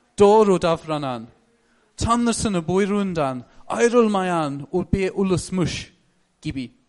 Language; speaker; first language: Turkish; non-native, fluent; English